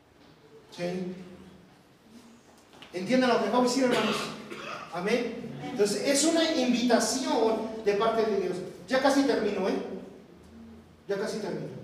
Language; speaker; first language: Spanish; native; Spanish